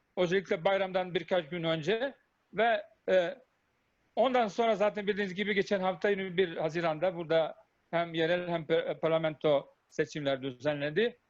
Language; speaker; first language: Turkish; non-native, fluent; Bosnian